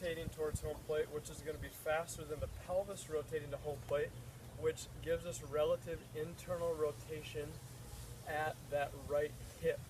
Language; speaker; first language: English; native; English